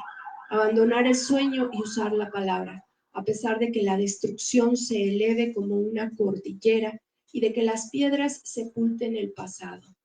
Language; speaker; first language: Spanish; native; Spanish